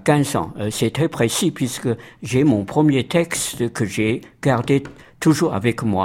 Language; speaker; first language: French; non-native, fluent; Chinese